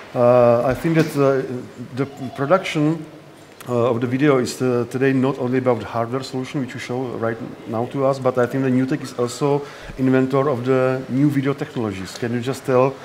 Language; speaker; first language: English; non-native, fluent; Czech